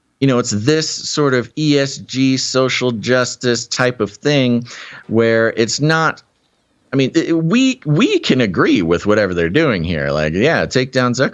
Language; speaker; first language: English; native; English